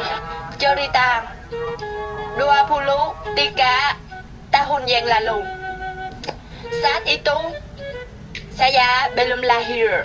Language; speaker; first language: Indonesian; non-native, learner; Vietnamese